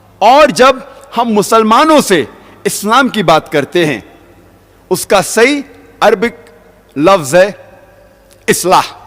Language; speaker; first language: Urdu; non-native, local second language; Konkani